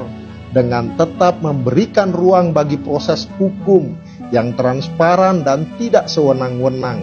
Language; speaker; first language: Indonesian; native; Indonesian